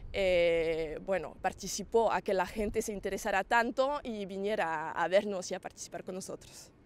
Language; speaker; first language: Spanish; non-native, fluent; French